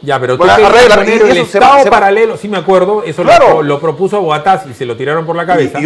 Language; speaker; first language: Spanish; native; Spanish